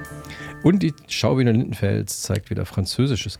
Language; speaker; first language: German; native; German